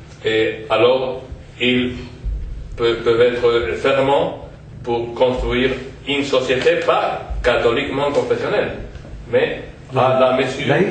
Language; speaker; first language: French; non-native, fluent; Spanish